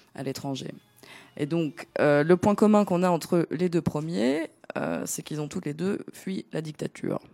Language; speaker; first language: French; non-native, fluent; Greek